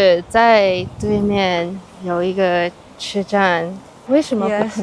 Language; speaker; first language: Chinese; non-native, learner; English